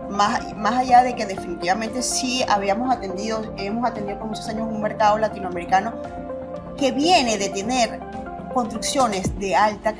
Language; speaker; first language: Spanish; native; Spanish